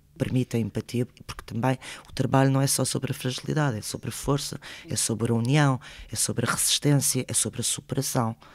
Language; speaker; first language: Portuguese; early bilingual, other home language; Spanish